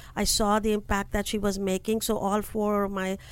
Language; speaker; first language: English; non-native, local second language; Hindi